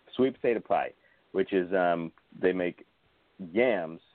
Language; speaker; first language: English; native; English